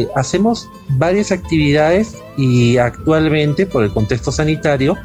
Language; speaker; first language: Spanish; native; Spanish